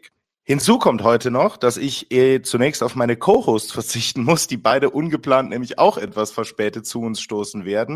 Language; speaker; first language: German; native; German